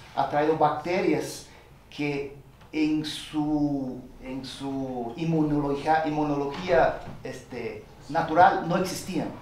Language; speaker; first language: Spanish; non-native, fluent; English